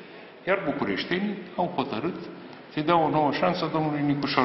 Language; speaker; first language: Romanian; native; Romanian